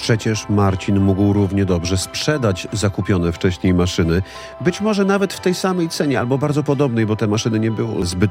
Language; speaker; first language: Polish; native; Polish